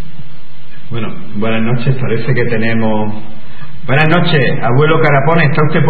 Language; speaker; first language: Spanish; native; Spanish